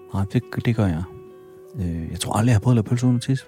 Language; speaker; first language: Danish; native; Danish